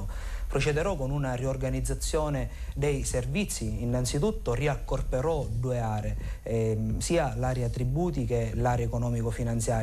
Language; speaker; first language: Italian; native; Italian